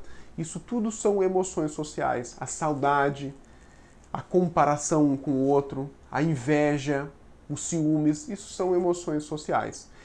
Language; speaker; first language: Portuguese; native; Portuguese